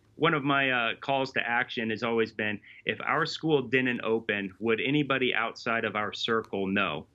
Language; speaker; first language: English; native; English